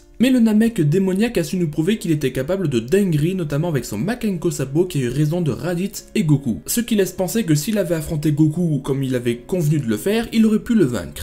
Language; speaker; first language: French; native; French